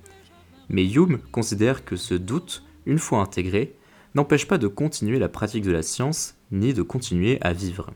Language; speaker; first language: French; native; French